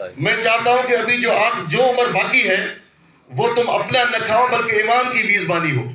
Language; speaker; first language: Urdu; non-native, local second language; Sindhi